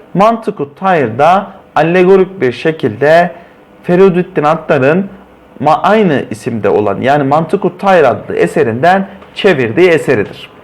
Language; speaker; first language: Turkish; native; Turkish